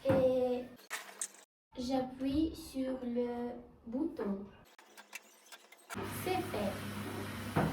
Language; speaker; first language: French; non-native, learner; Russian